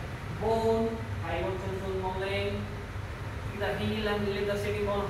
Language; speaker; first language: Vietnamese; non-native, learner; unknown